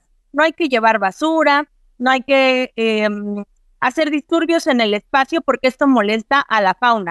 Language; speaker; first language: Spanish; native; Spanish